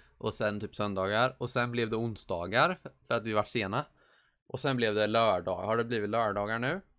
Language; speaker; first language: Swedish; native; Swedish